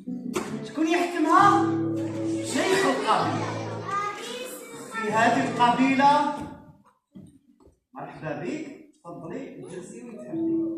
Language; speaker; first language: Arabic; native; Arabic